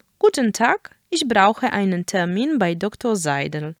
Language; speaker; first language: German; non-native, fluent; Polish